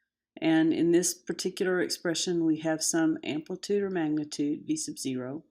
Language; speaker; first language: English; native; English